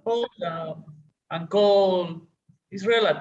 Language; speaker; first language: English; non-native, learner; Spanish